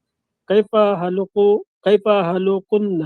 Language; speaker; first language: Arabic; non-native, learner; Filipino